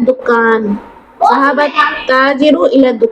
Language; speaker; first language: Arabic; non-native, fluent; Urdu